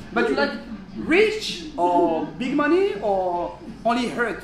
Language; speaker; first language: English; non-native, learner; French